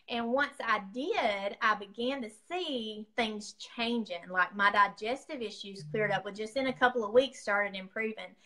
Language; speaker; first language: English; native; English